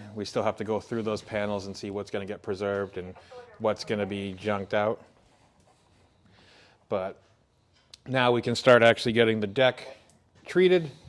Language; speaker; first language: English; native; English